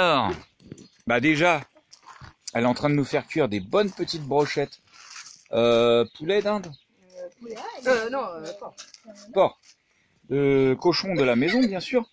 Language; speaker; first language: French; native; French